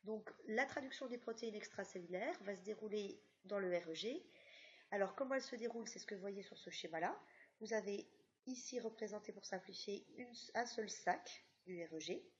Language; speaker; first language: French; native; French